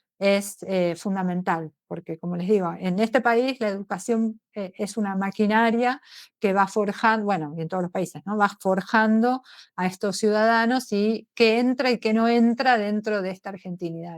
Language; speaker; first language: Spanish; native; Spanish